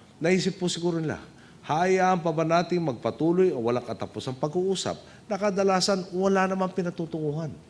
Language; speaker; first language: Filipino; native; Filipino